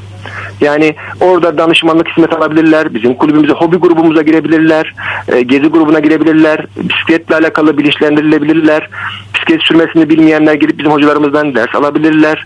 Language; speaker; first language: Turkish; native; Turkish